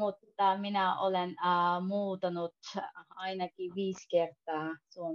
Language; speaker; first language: Finnish; non-native, learner; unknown